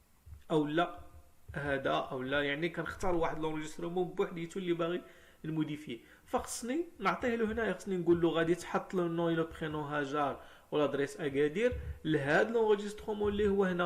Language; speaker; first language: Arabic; native; Arabic